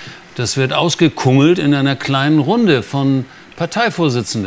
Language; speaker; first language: German; native; German